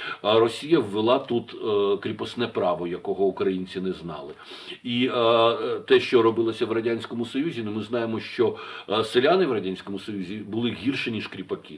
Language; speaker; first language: Ukrainian; native; Ukrainian